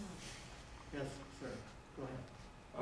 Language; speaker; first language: English; native; English